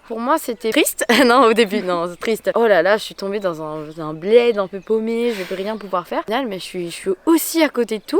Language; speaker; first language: French; non-native, local second language; Morisyen